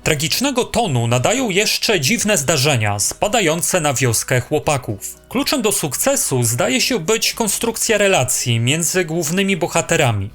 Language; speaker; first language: Polish; native; Polish